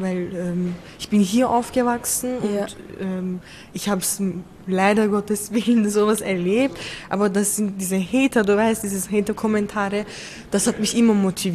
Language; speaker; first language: German; early bilingual, other home language; Turkish